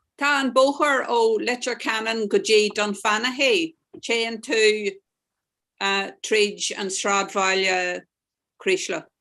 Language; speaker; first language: Irish; non-native, local second language; English